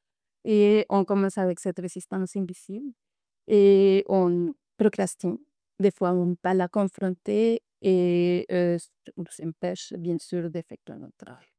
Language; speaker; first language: French; non-native, fluent; Spanish